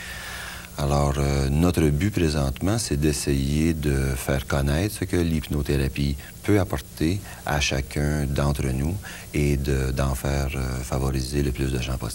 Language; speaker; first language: French; native; French